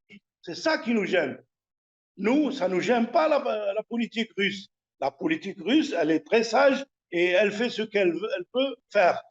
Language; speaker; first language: French; non-native, local second language; Arabic